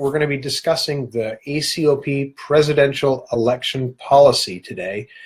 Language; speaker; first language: English; native; English